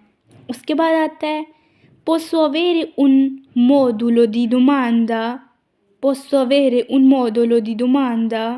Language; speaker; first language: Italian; non-native, fluent; Urdu